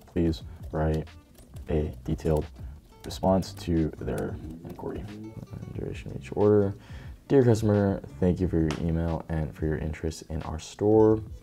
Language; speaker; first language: English; native; English